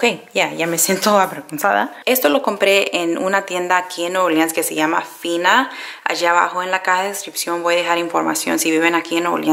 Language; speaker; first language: Spanish; early bilingual, heritage; Spanish